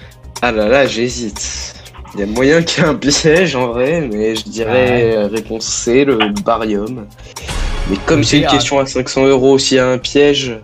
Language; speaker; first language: French; native; French